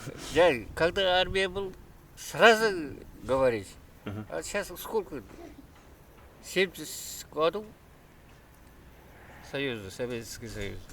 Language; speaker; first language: Russian; non-native, local second language; Kara-Kalpak